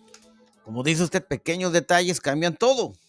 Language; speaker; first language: Spanish; native; Spanish